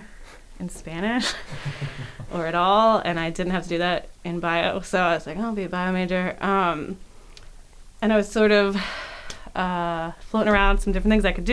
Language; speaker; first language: English; native; English